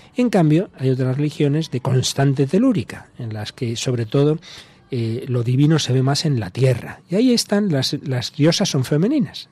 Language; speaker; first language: Spanish; native; Spanish